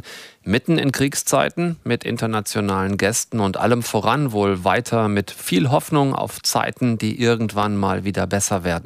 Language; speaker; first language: German; native; German